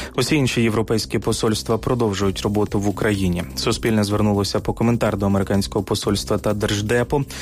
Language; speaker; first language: Ukrainian; native; Ukrainian